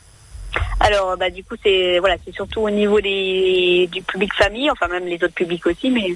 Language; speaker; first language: French; native; French